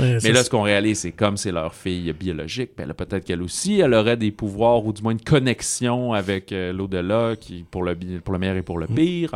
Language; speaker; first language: French; native; French